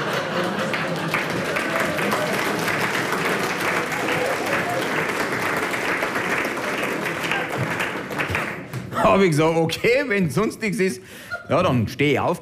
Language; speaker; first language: German; native; German